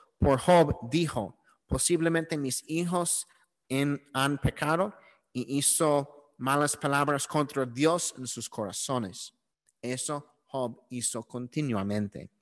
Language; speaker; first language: Spanish; non-native, learner; English